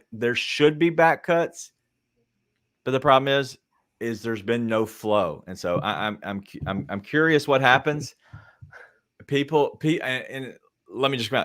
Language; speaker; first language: English; native; English